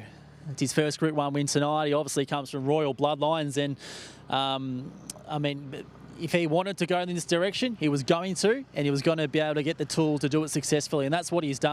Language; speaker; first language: English; native; English